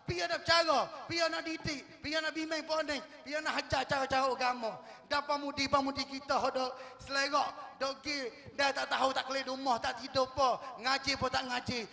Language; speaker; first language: Malay; native; Malay